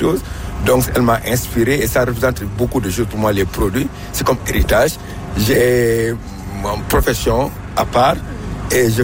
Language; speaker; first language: French; non-native, local second language; Wolof